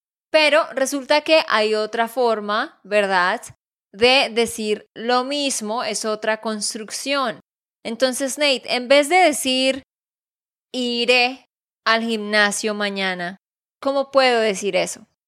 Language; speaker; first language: Spanish; native; Spanish